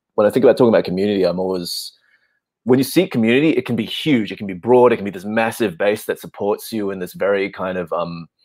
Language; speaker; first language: English; native; English